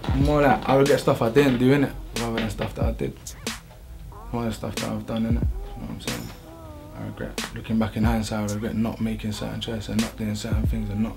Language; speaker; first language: English; native; English